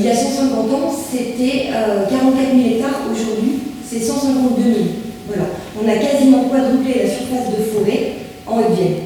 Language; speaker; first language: French; native; French